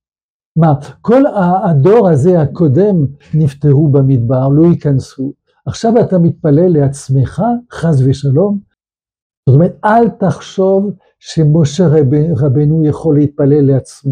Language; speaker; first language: Hebrew; non-native, fluent; French